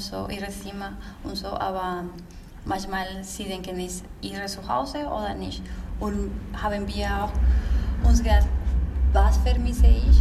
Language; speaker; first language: German; non-native, learner; Spanish